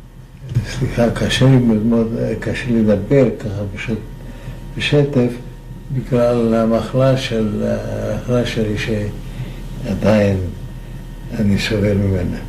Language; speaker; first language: Hebrew; non-native, fluent; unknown